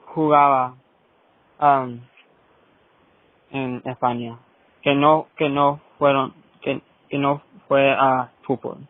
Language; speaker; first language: Spanish; early bilingual, heritage; Spanish